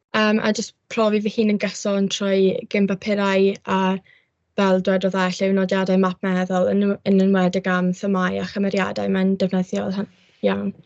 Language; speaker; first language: Welsh; non-native, local second language; English